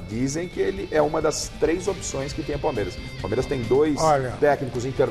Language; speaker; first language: Portuguese; native; Portuguese